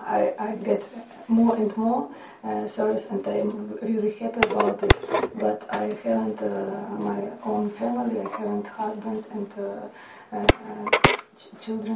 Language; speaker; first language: English; non-native, learner; Russian